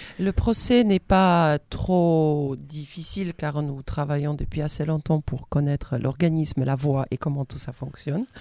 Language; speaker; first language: French; non-native, fluent; Polish